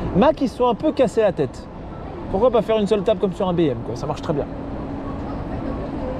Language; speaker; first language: French; native; French